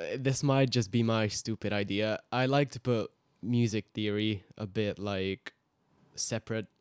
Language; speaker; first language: English; early bilingual, other home language; Hungarian